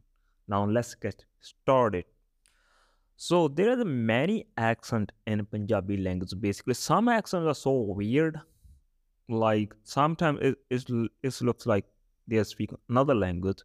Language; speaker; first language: English; non-native, local second language; Punjabi